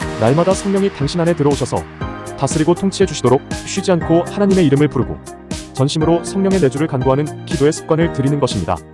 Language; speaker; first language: Korean; native; Korean